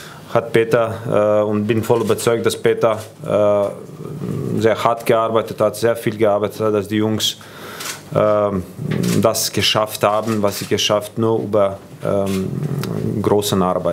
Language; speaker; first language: German; non-native, fluent; Croatian